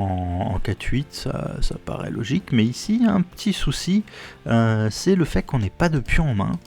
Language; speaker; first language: French; native; French